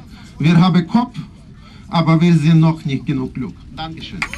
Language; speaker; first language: German; non-native, learner; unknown